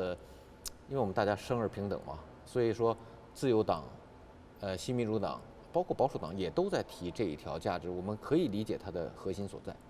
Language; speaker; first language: Chinese; native; Chinese